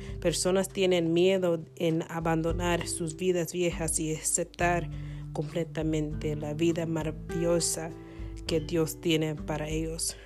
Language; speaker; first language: Spanish; non-native, learner; English